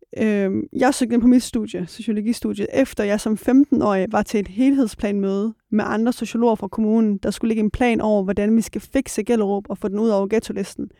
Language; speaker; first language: Danish; early bilingual, other home language; Persian